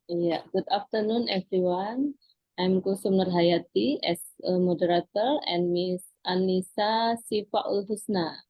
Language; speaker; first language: English; non-native, fluent; Indonesian